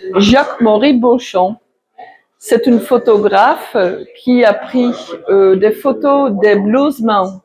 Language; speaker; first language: French; non-native, fluent; Dutch